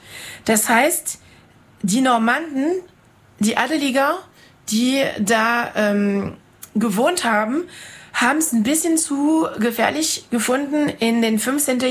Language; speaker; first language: German; non-native, fluent; French